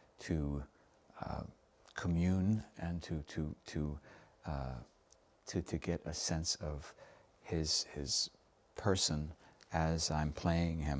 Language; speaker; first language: English; native; English